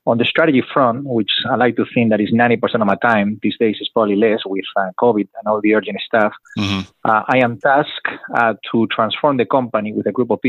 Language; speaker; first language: English; non-native, fluent; Spanish